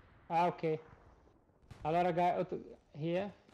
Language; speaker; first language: English; non-native, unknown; Portuguese